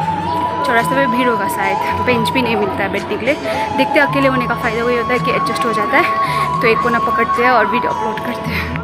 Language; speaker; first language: Hindi; non-native, local second language; Nepali